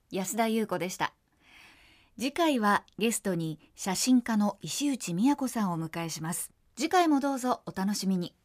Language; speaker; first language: Japanese; native; Japanese